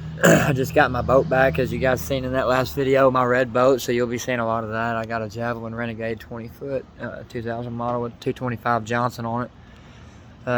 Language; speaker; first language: English; native; English